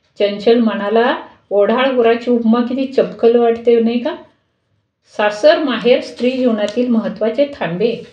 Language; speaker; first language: Marathi; native; Marathi